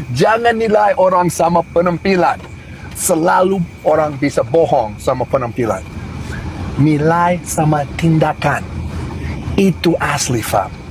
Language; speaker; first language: Indonesian; non-native, learner; English